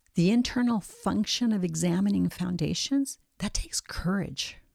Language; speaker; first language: English; early bilingual, other home language; Spanish